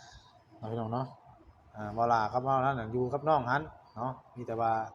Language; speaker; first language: Thai; non-native, local second language; Lao